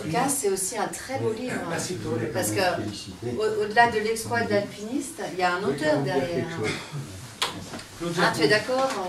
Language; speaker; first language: French; native; French